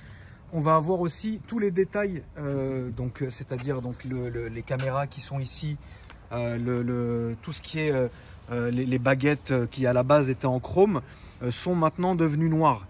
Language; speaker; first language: French; native; French